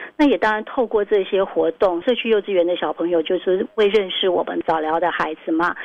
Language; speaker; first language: Chinese; native; Chinese